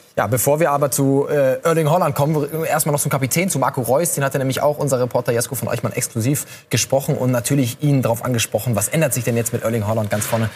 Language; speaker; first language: German; native; German